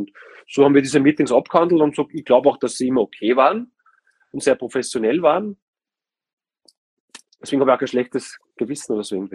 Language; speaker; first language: German; native; German